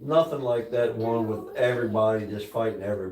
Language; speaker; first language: English; native; English